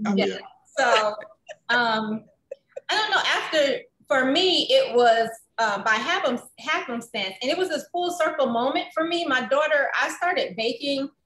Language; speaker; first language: English; native; English